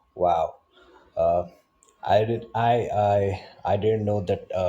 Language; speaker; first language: English; non-native, local second language; Punjabi